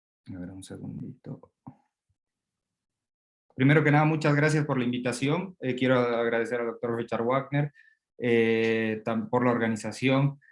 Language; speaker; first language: Spanish; native; Spanish